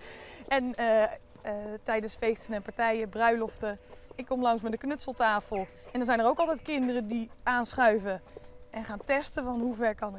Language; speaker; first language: Dutch; native; Dutch